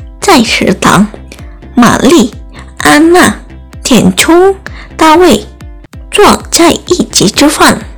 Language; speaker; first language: Chinese; non-native, learner; Indonesian